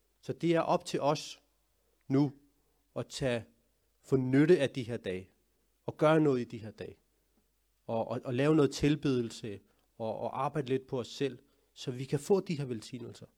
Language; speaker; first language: Danish; early bilingual, other home language; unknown